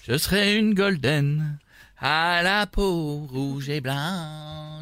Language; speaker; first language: French; native; French